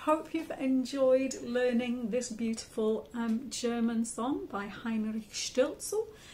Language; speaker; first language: English; native; English